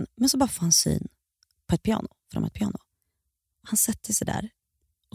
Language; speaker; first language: Swedish; native; Swedish